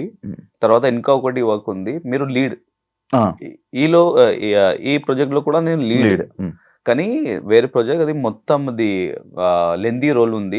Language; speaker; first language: Telugu; non-native, learner; Hindi